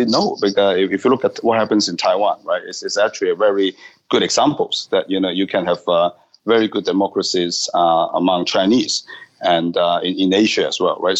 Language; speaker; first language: English; non-native, local second language; Cantonese